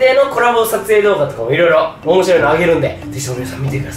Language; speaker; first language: Japanese; native; Japanese